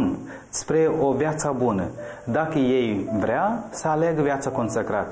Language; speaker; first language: Romanian; non-native, learner; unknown